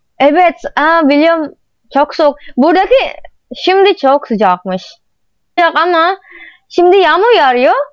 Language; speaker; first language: Turkish; non-native, learner; Indonesian